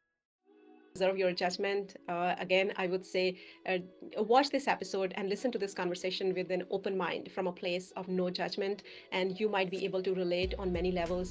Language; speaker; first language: English; non-native, fluent; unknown